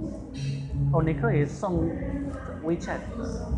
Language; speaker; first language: Chinese; non-native, learner; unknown